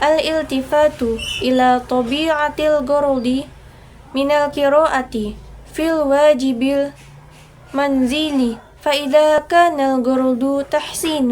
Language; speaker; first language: Arabic; non-native, learner; Indonesian